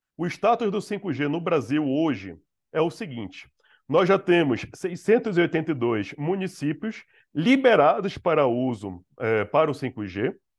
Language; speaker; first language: Portuguese; native; Portuguese